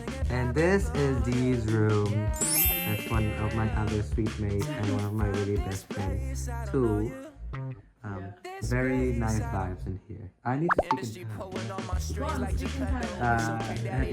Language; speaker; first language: English; non-native, fluent; Thai